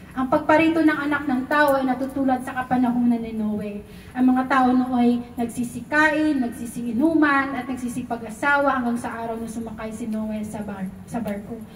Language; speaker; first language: Filipino; non-native, local second language; Cebuano